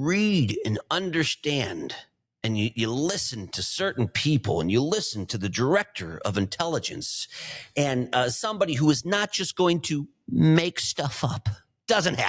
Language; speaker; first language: English; native; English